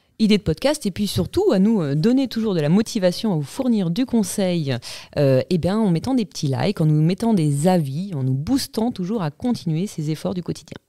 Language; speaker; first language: French; native; French